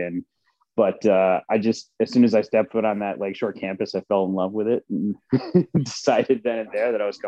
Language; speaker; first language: English; early bilingual, other home language; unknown